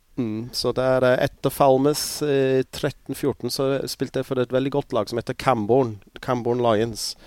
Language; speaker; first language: Norwegian; non-native, fluent; English